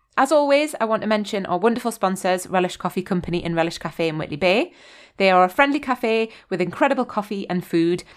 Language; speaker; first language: English; native; English